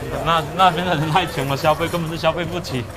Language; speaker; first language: Chinese; native; Chinese